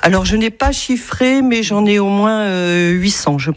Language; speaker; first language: French; native; French